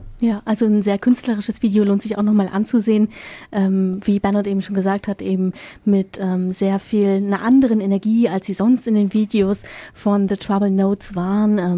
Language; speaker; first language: German; native; German